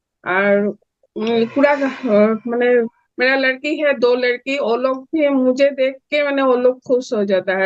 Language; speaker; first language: Hindi; non-native, local second language; Assamese